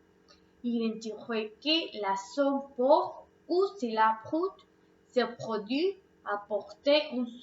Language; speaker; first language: French; non-native, learner; Spanish